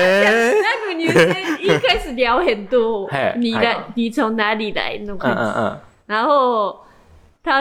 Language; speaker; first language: Chinese; non-native, learner; Japanese